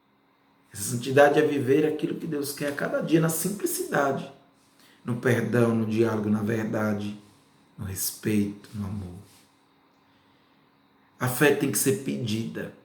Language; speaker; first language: Portuguese; native; Portuguese